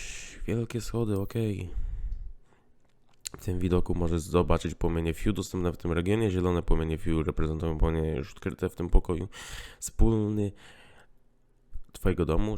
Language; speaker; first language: Polish; native; Polish